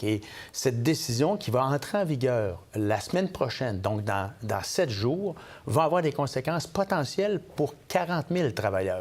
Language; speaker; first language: French; native; French